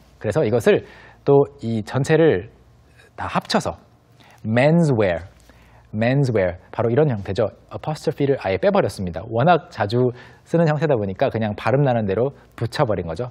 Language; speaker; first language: Korean; native; Korean